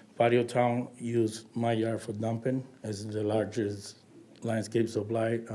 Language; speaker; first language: English; non-native, learner; Spanish